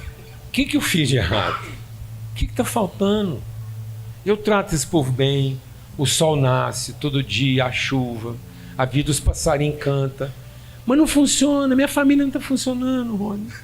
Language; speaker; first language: Portuguese; native; Portuguese